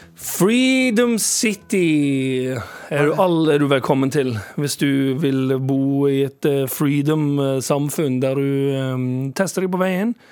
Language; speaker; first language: Norwegian; early bilingual, other home language; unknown